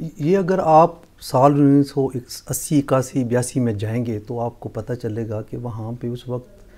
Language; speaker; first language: Urdu; non-native, local second language; Punjabi